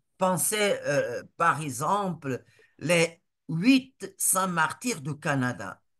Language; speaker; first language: French; non-native, fluent; Portuguese